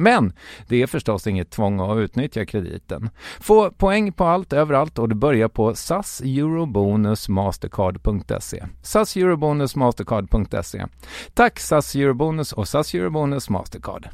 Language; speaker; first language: Swedish; native; Swedish